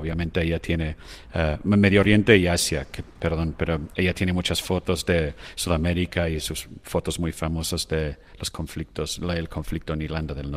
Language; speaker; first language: Spanish; non-native, fluent; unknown